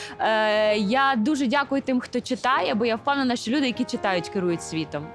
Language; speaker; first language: Ukrainian; native; Ukrainian